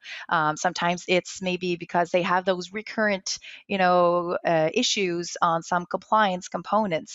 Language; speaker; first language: English; non-native, local second language; French